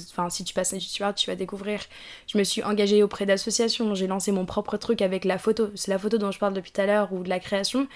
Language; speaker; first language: French; native; French